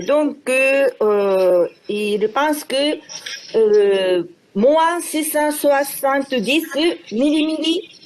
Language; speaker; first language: French; non-native, fluent; Japanese